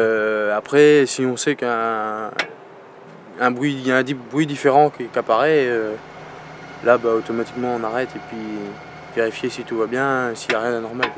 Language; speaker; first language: French; native; French